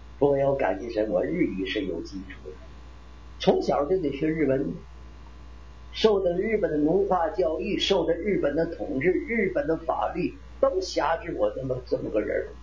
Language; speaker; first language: Chinese; native; Chinese